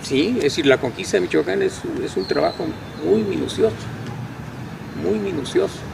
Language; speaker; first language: Spanish; native; Spanish